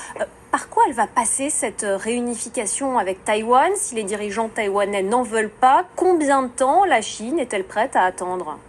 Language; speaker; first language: French; native; French